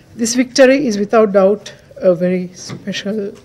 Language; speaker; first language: English; non-native, local second language; Sinhala